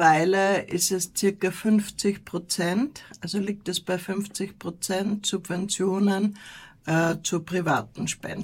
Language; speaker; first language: German; native; German